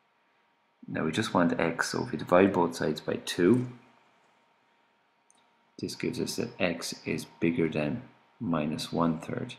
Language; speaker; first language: English; native; English